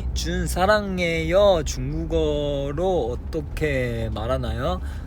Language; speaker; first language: Korean; non-native, fluent; Chinese